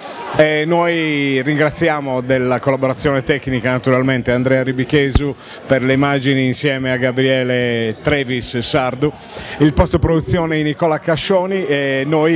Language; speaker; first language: Italian; native; Italian